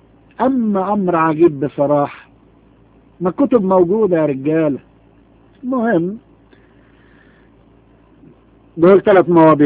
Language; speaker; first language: Arabic; native; Arabic